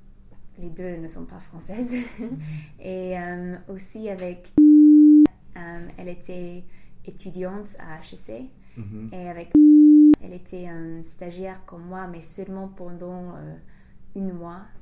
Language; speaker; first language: French; non-native, fluent; English